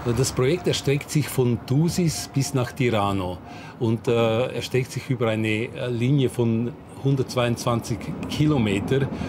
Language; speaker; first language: German; non-native, local second language; Romansh